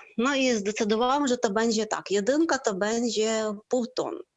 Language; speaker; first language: Polish; non-native, fluent; Ukrainian